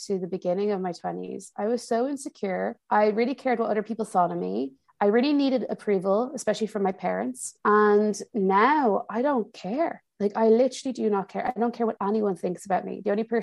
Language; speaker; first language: English; native; English